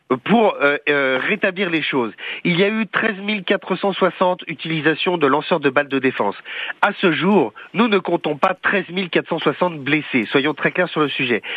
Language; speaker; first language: French; native; French